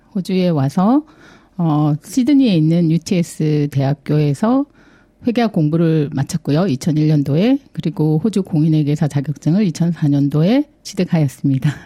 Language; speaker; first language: Korean; native; Korean